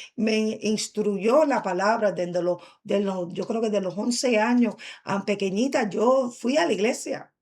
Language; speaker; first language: Spanish; early bilingual, heritage; Spanish